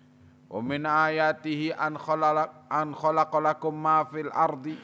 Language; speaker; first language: Arabic; non-native, fluent; Indonesian